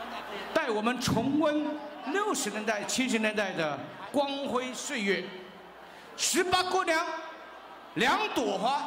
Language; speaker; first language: Chinese; early bilingual, heritage; Chinese